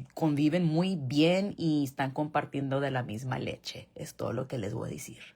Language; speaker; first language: Spanish; early bilingual, other home language; English